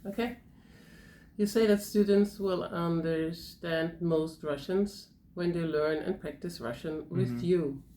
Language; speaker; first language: English; non-native, fluent; German